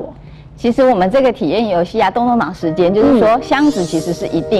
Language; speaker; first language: Chinese; native; Chinese